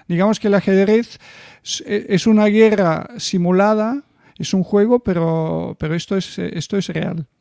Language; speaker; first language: Spanish; non-native, fluent; Bulgarian